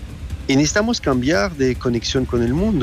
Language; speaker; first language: Spanish; non-native, fluent; French